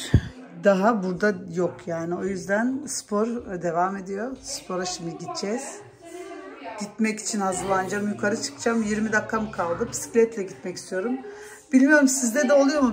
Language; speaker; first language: Turkish; early bilingual, heritage; Turkish